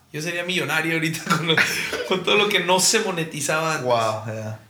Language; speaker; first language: Spanish; native; Spanish